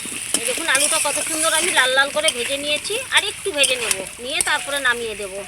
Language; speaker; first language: Bangla; native; Bangla